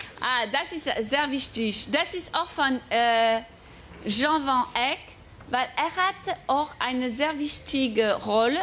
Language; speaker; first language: German; non-native, fluent; French